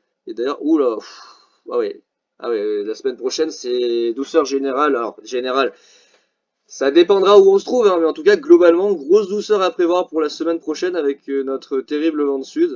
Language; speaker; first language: French; native; French